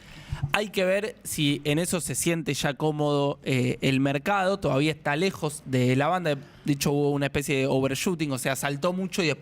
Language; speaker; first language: Spanish; native; Spanish